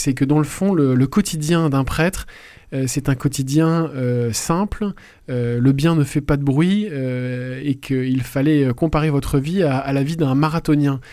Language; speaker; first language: French; native; French